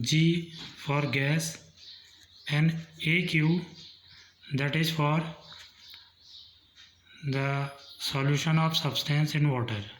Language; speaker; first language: English; non-native, local second language; Hindi